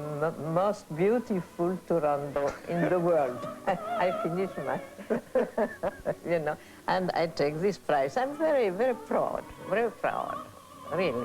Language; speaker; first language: English; non-native, learner; Italian